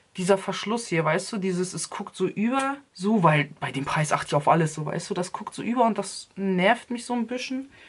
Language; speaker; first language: German; early bilingual, other home language; Turkish